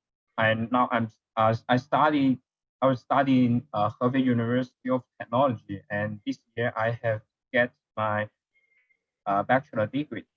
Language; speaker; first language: English; non-native, learner; Chinese